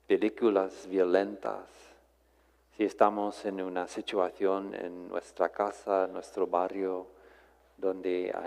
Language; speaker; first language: Spanish; non-native, fluent; English